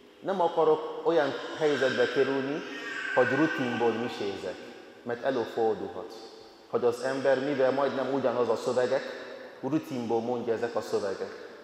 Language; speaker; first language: Hungarian; non-native, fluent; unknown